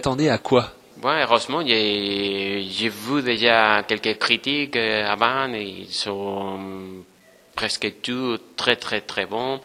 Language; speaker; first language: French; non-native, fluent; Spanish